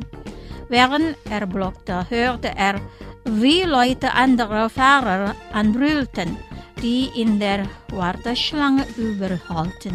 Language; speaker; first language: German; non-native, fluent; Indonesian